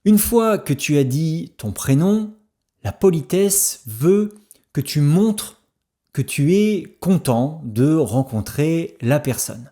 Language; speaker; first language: French; native; French